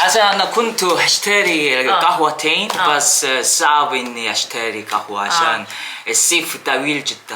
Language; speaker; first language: Arabic; non-native, learner; Korean